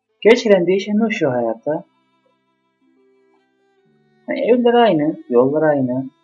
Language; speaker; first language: Turkish; native; Turkish